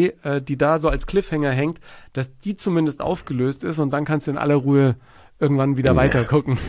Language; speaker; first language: German; native; German